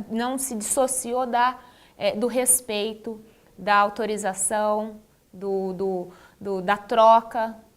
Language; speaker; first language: Portuguese; native; Portuguese